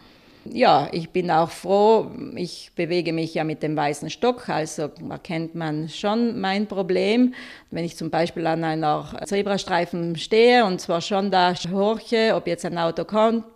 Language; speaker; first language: German; native; German